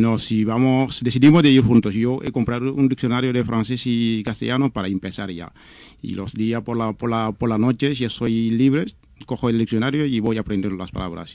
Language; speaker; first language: Spanish; non-native, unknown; Wolof